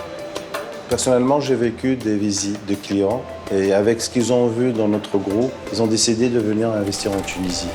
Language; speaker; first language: French; non-native, local second language; Arabic